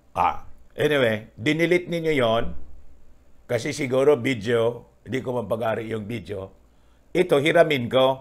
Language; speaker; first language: Filipino; non-native, local second language; Bikol